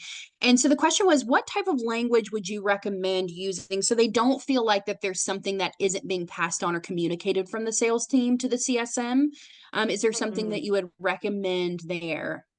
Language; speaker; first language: English; native; English